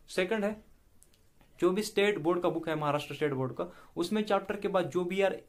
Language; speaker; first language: Hindi; non-native, local second language; Marathi